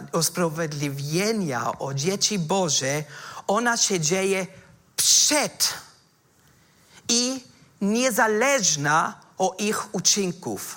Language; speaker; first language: Polish; non-native, fluent; German